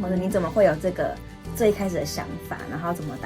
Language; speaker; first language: Chinese; native; Chinese